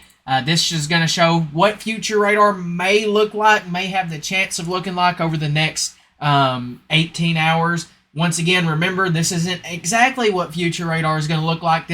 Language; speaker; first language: English; native; English